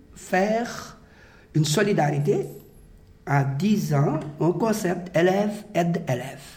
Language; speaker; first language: French; non-native, local second language; Wolof